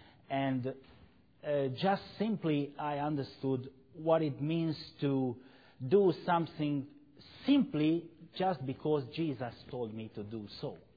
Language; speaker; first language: English; non-native, fluent; Hungarian